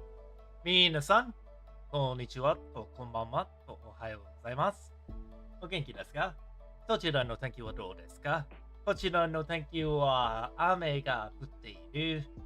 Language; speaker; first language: Japanese; non-native, learner; English